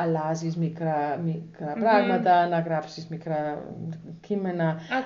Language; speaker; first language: Greek; non-native, learner; German